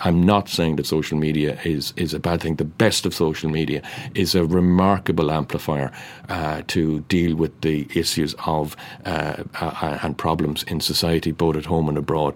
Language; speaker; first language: English; native; English